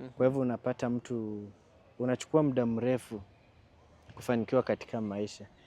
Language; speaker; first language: Swahili; non-native, local second language; Luyia